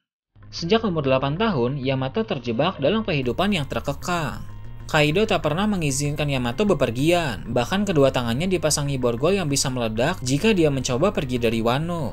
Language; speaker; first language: Indonesian; native; Indonesian